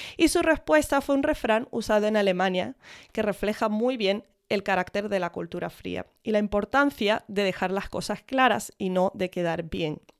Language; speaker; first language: Spanish; early bilingual, other home language; English